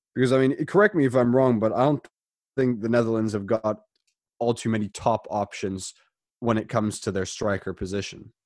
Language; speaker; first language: English; non-native, fluent; German